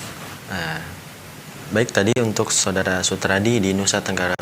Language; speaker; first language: Indonesian; native; Indonesian